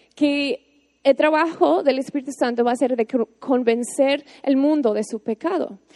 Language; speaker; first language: Spanish; non-native, fluent; English